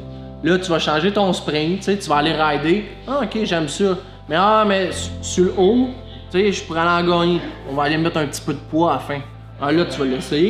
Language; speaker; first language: French; native; French